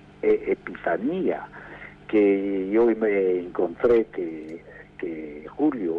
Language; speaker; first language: Spanish; non-native, fluent; English